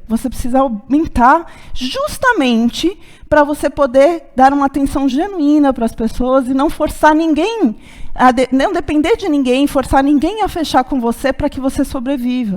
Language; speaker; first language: Portuguese; native; Portuguese